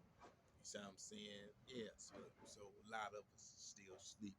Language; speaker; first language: English; native; English